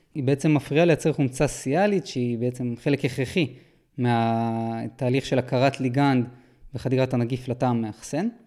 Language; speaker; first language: Hebrew; native; Hebrew